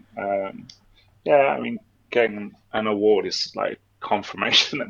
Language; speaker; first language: English; native; English